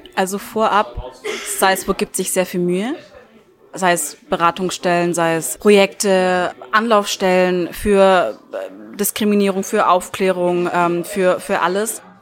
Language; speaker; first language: German; early bilingual, other home language; Turkish